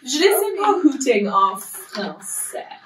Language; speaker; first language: French; non-native, learner; English